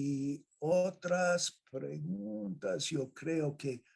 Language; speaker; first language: Spanish; non-native, fluent; English